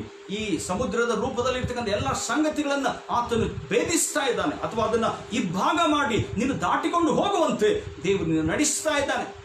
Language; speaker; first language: Kannada; native; Kannada